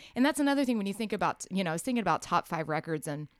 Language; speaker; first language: English; native; English